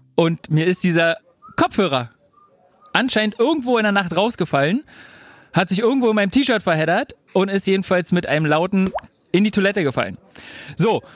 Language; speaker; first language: German; native; German